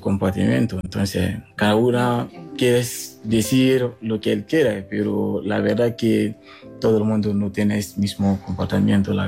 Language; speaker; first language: Spanish; non-native, fluent; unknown